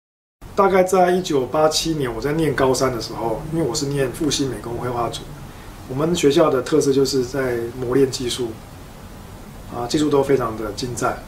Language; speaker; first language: Chinese; native; Chinese